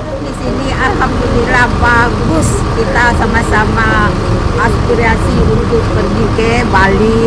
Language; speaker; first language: Indonesian; non-native, local second language; Minangkabau